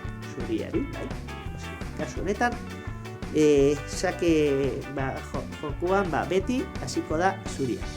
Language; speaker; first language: Basque; non-native, local second language; Spanish